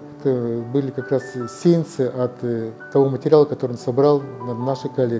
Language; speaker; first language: Russian; native; Russian